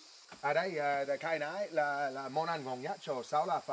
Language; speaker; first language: Vietnamese; non-native, learner; English